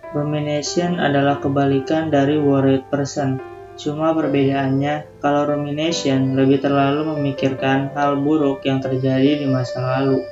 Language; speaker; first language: Indonesian; native; Indonesian